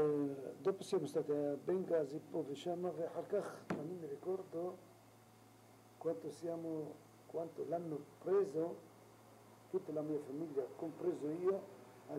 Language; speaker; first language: Italian; non-native, local second language; Arabic